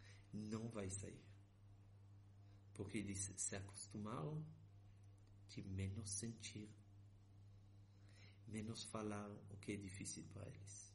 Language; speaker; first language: Portuguese; non-native, fluent; Hebrew